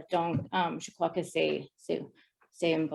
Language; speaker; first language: French; non-native, learner; English